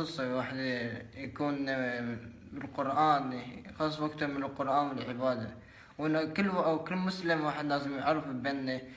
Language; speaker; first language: Arabic; early bilingual, other home language; Somali